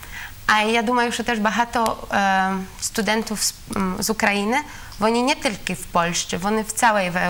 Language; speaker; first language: Ukrainian; non-native, learner; Polish